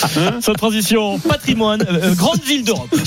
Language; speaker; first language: French; native; French